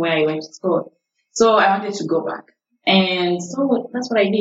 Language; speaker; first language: English; non-native, local second language; Arabic